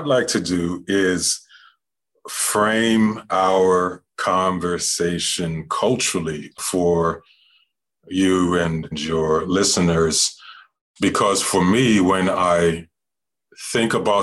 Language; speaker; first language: English; native; English